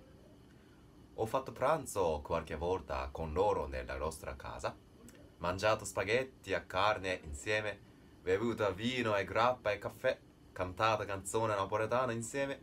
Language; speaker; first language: Italian; non-native, learner; Japanese